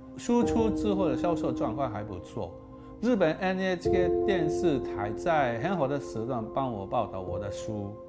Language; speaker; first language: Chinese; non-native, fluent; Japanese